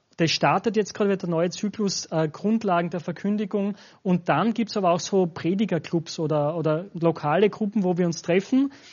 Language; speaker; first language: German; native; German